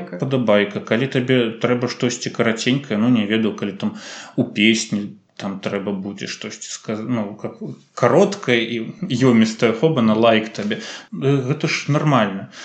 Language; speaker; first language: Belarusian; native; Belarusian